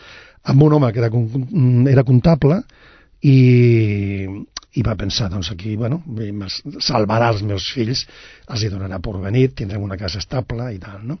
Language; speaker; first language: Catalan; non-native, local second language; Spanish